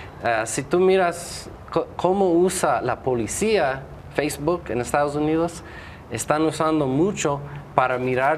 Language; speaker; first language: Spanish; non-native, fluent; English